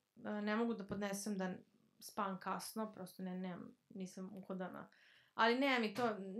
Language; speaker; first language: Croatian; early bilingual, heritage; Serbian